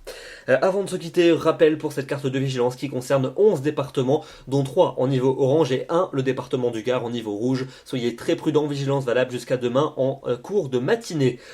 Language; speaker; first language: French; native; French